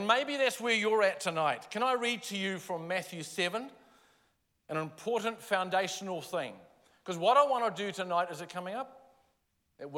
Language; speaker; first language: English; native; English